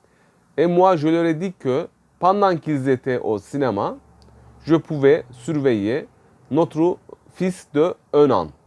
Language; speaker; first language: French; non-native, fluent; Turkish